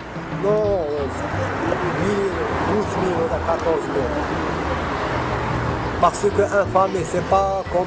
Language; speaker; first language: French; non-native, learner; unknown